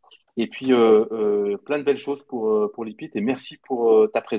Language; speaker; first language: French; native; French